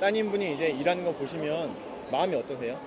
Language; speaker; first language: Korean; native; Korean